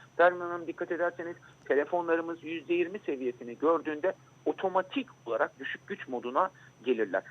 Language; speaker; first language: Turkish; native; Turkish